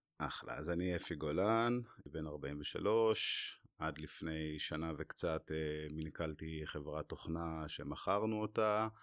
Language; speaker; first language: Hebrew; native; Hebrew